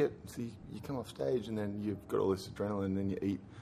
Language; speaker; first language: English; native; English